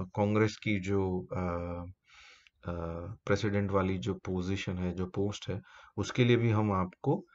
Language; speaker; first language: Hindi; native; Hindi